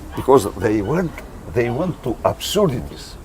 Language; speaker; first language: English; non-native, learner; Albanian